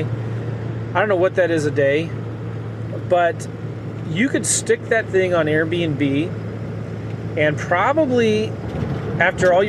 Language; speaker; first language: English; native; English